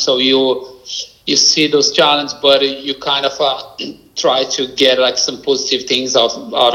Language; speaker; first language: English; non-native, fluent; Portuguese